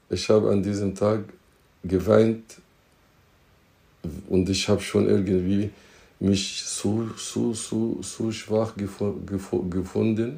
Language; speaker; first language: German; non-native, fluent; Arabic